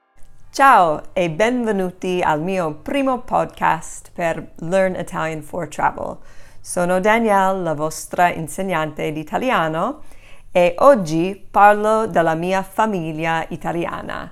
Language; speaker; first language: Italian; non-native, fluent; English